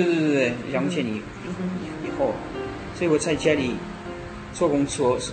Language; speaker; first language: Chinese; non-native, learner; French